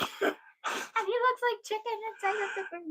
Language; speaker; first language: English; native; English